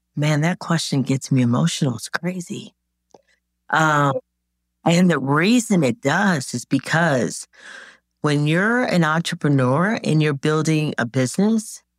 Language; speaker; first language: English; native; English